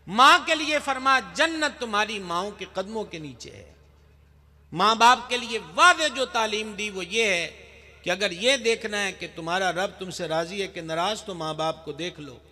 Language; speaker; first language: Urdu; non-native, local second language; Punjabi